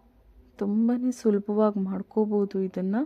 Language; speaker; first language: Kannada; native; Kannada